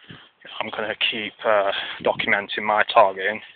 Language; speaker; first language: English; native; English